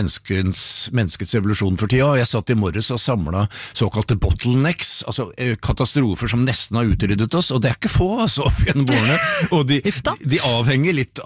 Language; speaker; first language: Norwegian; native; Norwegian